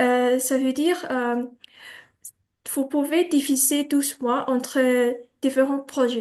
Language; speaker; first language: French; non-native, learner; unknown